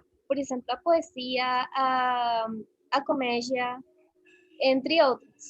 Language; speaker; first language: Portuguese; non-native, learner; Spanish